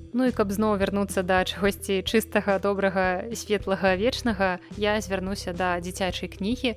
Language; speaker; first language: Belarusian; native; Belarusian